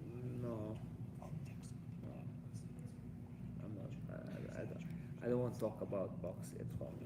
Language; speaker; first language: English; non-native, learner; Russian